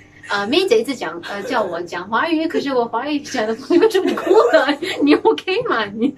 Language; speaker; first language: Chinese; non-native, local second language; English